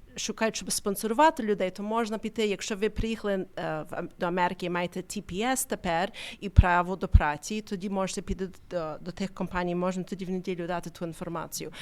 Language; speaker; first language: Ukrainian; early bilingual, heritage; Ukrainian